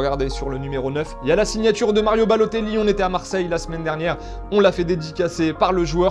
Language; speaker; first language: French; native; French